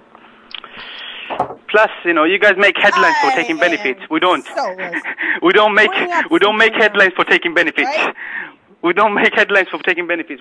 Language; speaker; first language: English; non-native, local second language; Bangla